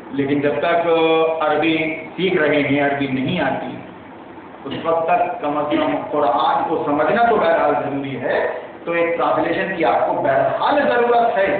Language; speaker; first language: Urdu; native; Urdu